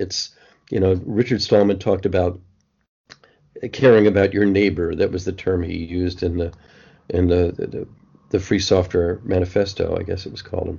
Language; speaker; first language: English; native; English